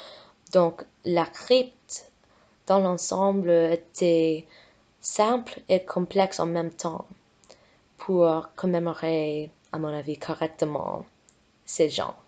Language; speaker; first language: French; non-native, fluent; English